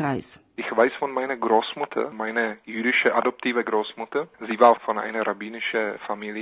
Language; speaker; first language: German; non-native, fluent; Czech